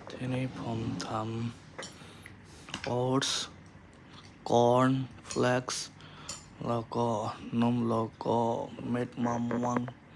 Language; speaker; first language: Thai; non-native, fluent; Hindi